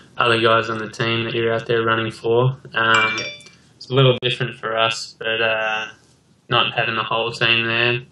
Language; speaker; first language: English; native; English